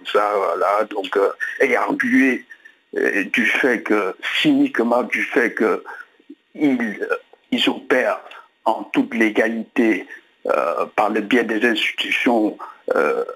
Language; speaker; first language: French; native; French